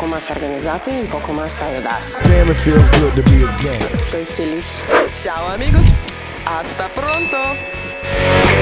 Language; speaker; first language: Spanish; non-native, learner; Russian